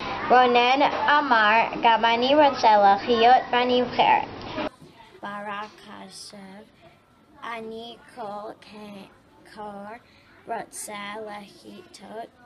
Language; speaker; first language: Hebrew; non-native, learner; English